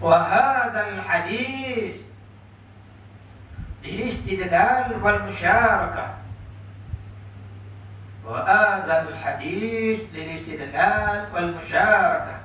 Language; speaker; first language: Arabic; non-native, fluent; Malay